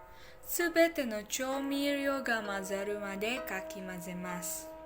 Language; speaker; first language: Japanese; non-native, learner; Indonesian